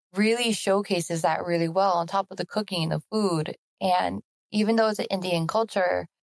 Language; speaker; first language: English; native; English